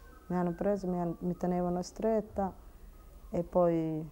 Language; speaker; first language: Italian; non-native, learner; Somali